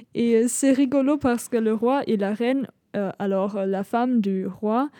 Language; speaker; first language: French; non-native, fluent; German